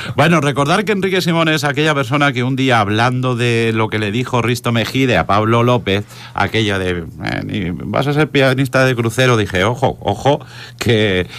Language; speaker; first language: Spanish; native; Spanish